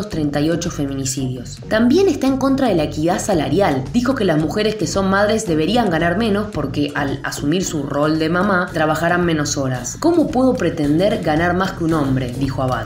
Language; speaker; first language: Spanish; native; Spanish